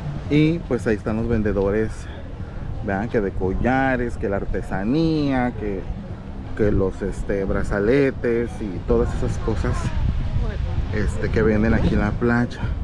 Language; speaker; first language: Spanish; native; Spanish